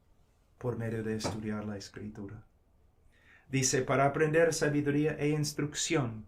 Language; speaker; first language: Spanish; non-native, fluent; English